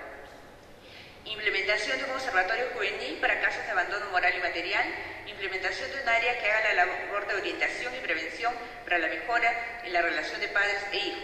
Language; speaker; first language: Spanish; native; Spanish